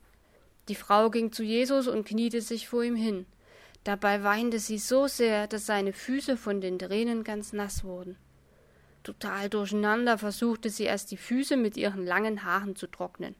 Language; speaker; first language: German; native; German